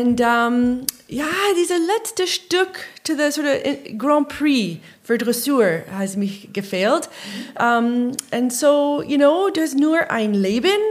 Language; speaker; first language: German; non-native, learner; English